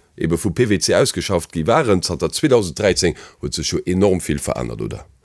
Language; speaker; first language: Luxembourgish; native; Luxembourgish